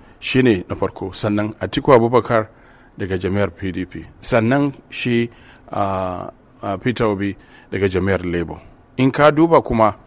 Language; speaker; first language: Hausa; non-native, local second language; Yoruba